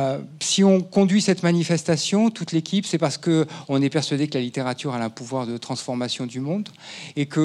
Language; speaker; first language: French; native; French